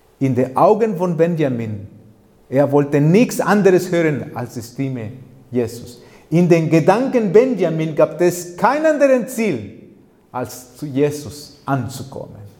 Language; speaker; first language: German; non-native, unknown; Spanish